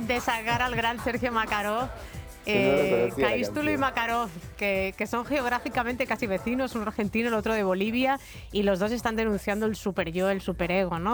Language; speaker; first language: Spanish; native; Spanish